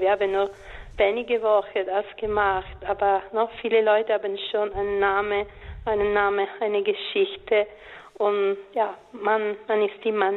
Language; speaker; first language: German; non-native, fluent; Italian